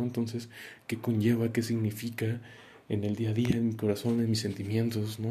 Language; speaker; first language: Spanish; native; Spanish